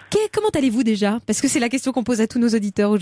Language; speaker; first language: French; native; French